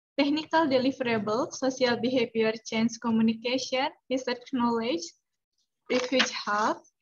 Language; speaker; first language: English; non-native, fluent; Indonesian